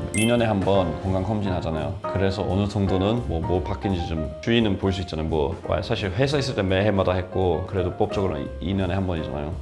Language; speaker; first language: Korean; non-native, fluent; English